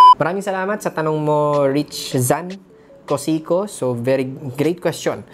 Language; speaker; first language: Filipino; native; Filipino